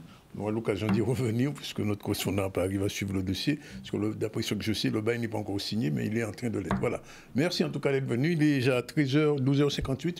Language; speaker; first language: French; native; French